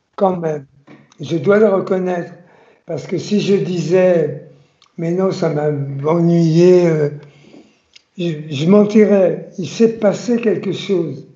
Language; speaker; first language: French; early bilingual, other home language; Italian